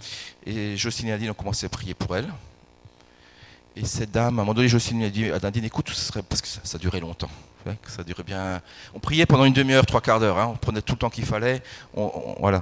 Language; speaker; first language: French; native; French